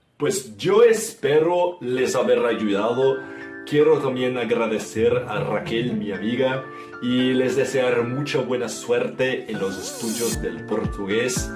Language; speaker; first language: Spanish; non-native, fluent; Portuguese